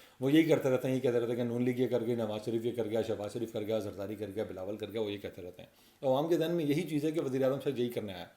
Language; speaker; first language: Urdu; non-native, local second language; Punjabi